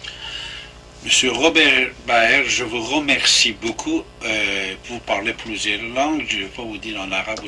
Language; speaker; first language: French; non-native, fluent; Persian